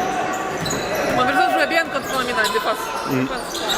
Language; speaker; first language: French; non-native, learner; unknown